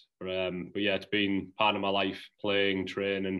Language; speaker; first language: English; native; English